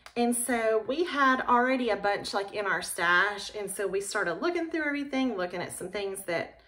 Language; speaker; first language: English; native; English